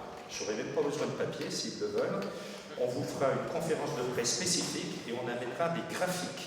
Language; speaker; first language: French; native; French